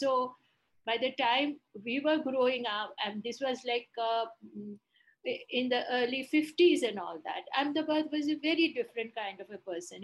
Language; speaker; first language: English; non-native, local second language; Bangla